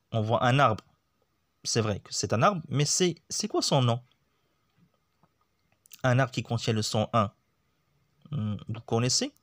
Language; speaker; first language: French; non-native, local second language; Arabic